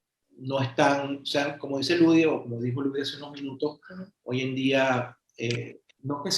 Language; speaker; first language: Spanish; native; Spanish